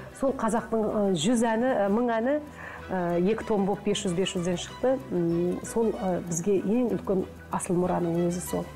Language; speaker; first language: Kazakh; early bilingual, heritage; Kazakh